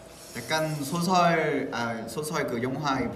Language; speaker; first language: Korean; non-native, fluent; Vietnamese